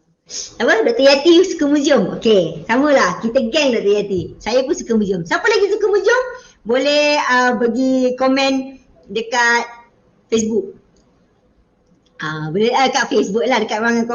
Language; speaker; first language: Malay; native; Malay